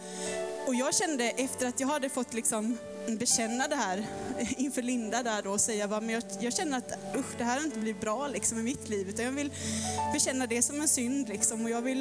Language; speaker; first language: Swedish; native; Swedish